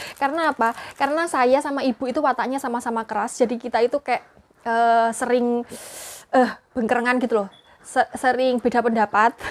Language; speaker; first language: Indonesian; non-native, local second language; Javanese